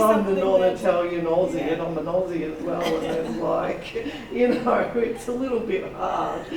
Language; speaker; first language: English; native; English